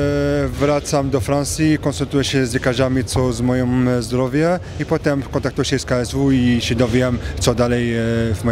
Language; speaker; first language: Polish; non-native, learner; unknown